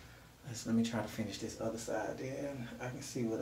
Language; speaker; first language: English; native; English